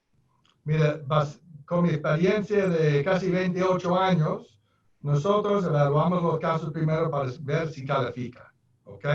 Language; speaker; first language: Spanish; non-native, fluent; English